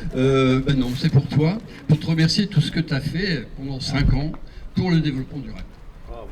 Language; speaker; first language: French; native; French